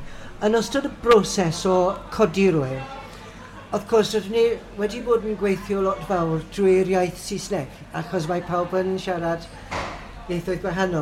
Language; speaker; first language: Welsh; non-native, fluent; English